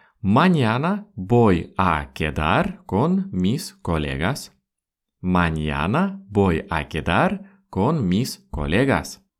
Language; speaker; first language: Spanish; non-native, fluent; Russian